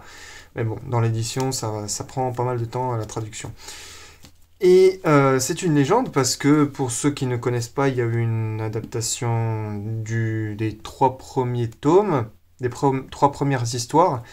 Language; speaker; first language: French; native; French